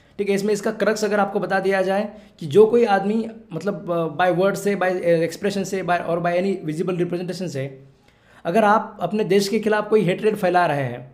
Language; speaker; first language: Hindi; non-native, local second language; Marathi